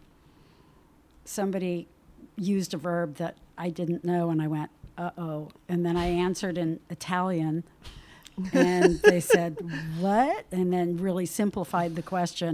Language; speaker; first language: English; native; English